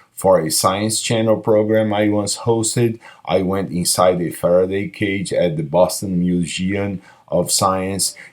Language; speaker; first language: English; non-native, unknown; Portuguese